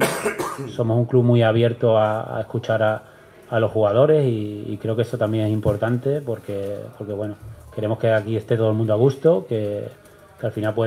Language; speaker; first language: Spanish; native; Spanish